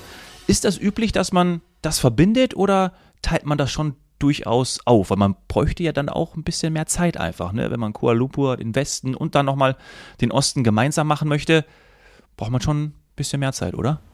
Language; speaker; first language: German; native; German